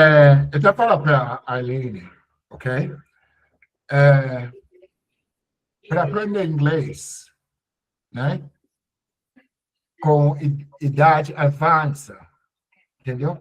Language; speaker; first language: Portuguese; non-native, learner; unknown